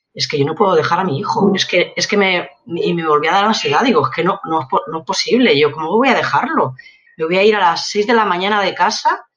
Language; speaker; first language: Spanish; native; Spanish